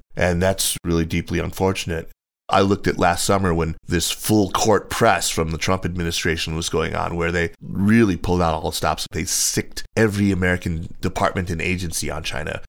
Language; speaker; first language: English; native; English